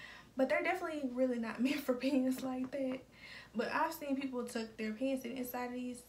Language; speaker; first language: English; native; English